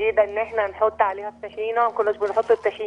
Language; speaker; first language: Arabic; native; Arabic